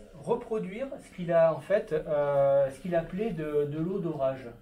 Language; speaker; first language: French; native; French